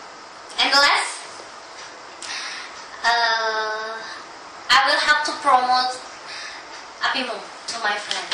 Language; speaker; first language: English; non-native, learner; Indonesian